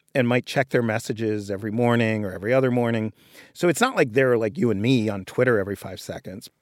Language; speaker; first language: English; native; English